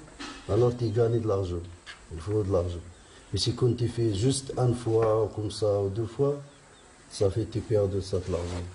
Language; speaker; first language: French; non-native, learner; Arabic